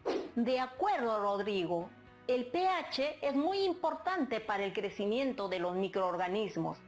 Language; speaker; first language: Spanish; native; Spanish